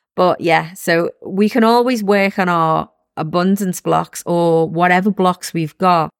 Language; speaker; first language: English; native; English